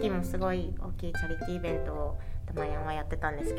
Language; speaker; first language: Japanese; native; Japanese